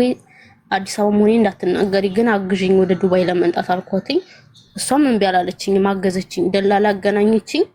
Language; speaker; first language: Amharic; native; Amharic